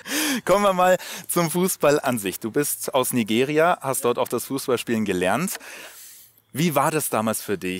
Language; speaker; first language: German; native; German